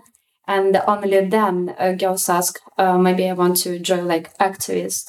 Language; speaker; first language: English; non-native, learner; Russian